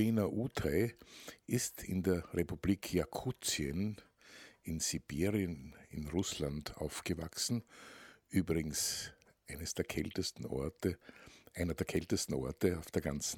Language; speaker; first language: German; native; German